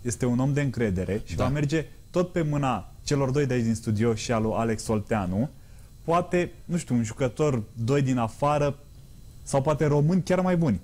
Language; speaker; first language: Romanian; native; Romanian